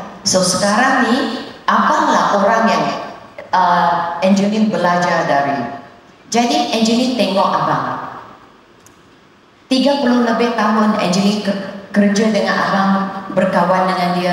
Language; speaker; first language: Indonesian; non-native, local second language; Chinese